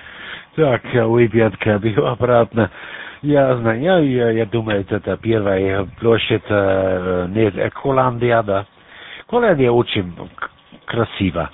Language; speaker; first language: Russian; non-native, learner; German